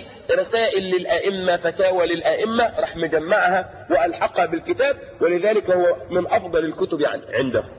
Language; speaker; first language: Arabic; native; Arabic